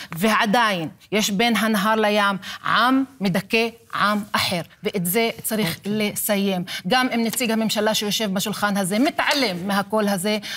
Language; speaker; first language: Hebrew; non-native, local second language; Arabic